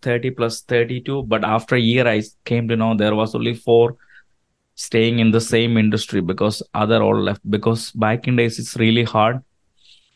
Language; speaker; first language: English; non-native, local second language; Malayalam